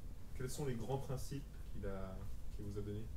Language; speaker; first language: French; native; French